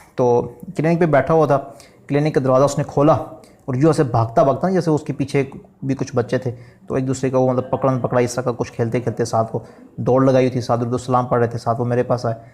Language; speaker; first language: Urdu; non-native, local second language; Punjabi